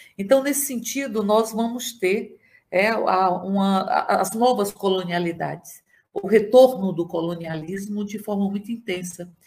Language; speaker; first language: Portuguese; native; Portuguese